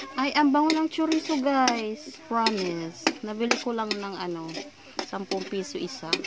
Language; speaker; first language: Filipino; non-native, local second language; Bikol